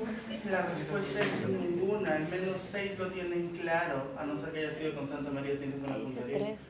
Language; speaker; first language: Spanish; native; Spanish